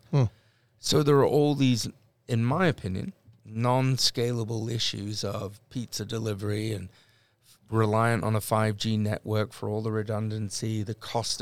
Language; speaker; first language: English; native; English